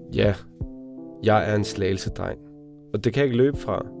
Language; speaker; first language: Danish; native; Danish